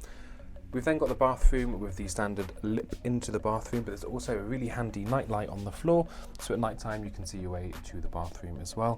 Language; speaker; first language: English; native; English